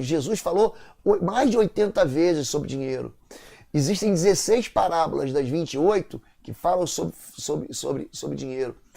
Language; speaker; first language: Portuguese; native; Portuguese